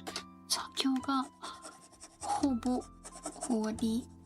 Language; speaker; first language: Japanese; non-native, learner; Korean